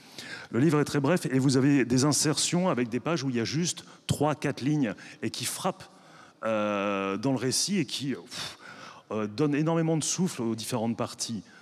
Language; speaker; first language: French; native; French